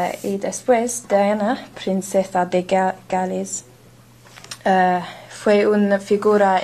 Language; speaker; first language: Spanish; non-native, learner; English